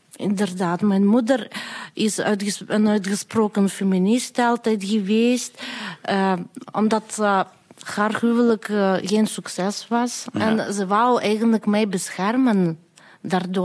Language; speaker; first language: Dutch; non-native, fluent; Russian